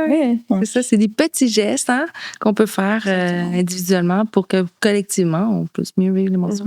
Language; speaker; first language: French; native; French